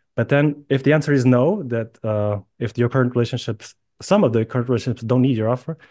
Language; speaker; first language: English; non-native, fluent; Portuguese